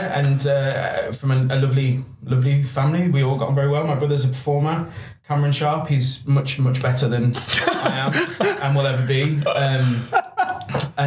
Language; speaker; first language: English; native; English